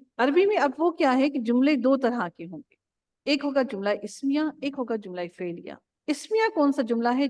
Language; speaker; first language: Urdu; native; Urdu